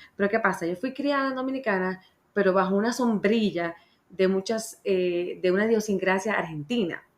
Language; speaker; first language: Spanish; native; Spanish